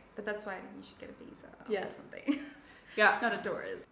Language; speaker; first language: English; native; English